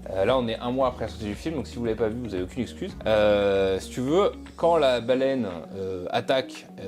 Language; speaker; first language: French; native; French